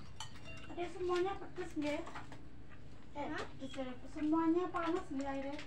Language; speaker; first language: Indonesian; non-native, local second language; Javanese